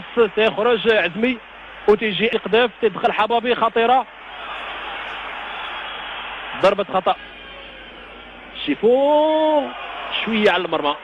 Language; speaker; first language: Arabic; native; Arabic